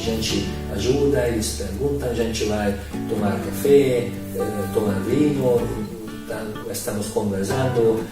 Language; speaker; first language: Portuguese; non-native, learner; Hungarian